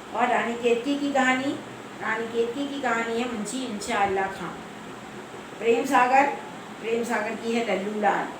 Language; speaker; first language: Hindi; native; Hindi